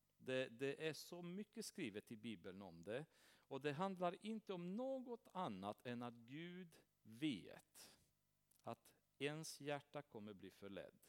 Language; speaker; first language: Swedish; non-native, fluent; Romanian